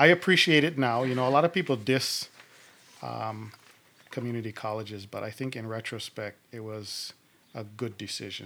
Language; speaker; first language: English; native; English